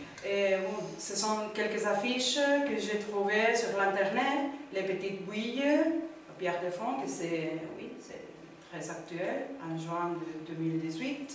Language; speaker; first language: French; non-native, learner; Spanish